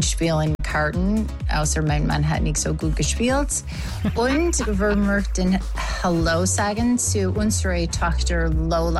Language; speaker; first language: German; non-native, learner; English